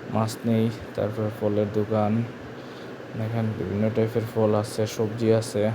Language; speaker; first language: Bangla; non-native, local second language; Sylheti